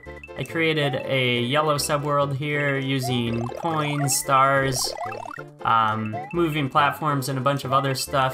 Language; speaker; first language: English; native; English